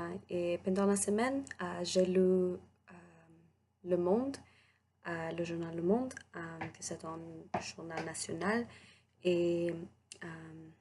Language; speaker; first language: French; non-native, learner; English